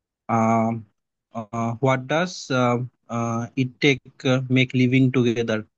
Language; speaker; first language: English; non-native, learner; Bangla